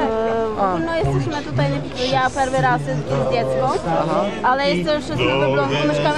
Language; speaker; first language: Polish; non-native, local second language; Ukrainian